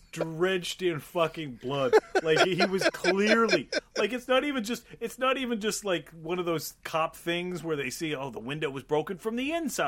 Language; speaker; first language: English; native; English